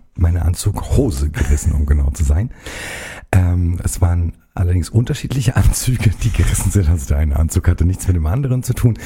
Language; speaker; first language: German; native; German